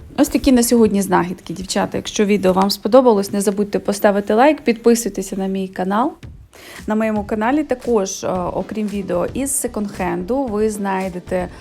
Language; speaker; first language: Ukrainian; native; Ukrainian